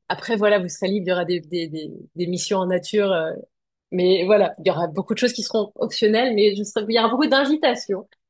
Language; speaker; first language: French; native; French